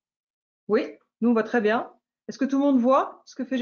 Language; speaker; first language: French; native; French